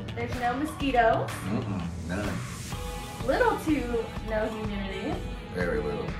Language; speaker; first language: English; native; English